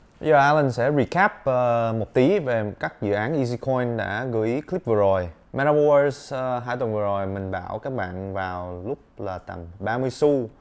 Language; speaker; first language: Vietnamese; early bilingual, heritage; Vietnamese